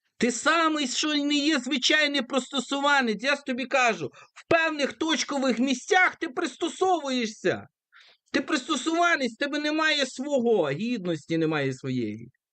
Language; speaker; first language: Ukrainian; native; Ukrainian